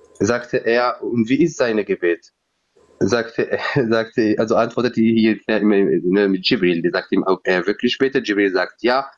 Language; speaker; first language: German; non-native, fluent; Berber languages